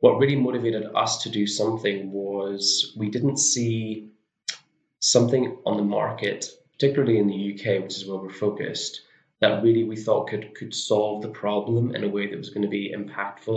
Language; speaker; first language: English; native; English